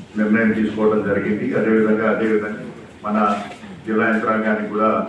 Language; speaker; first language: Telugu; native; Telugu